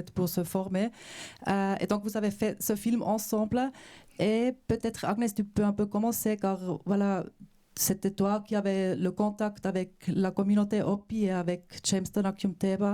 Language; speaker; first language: French; non-native, local second language; German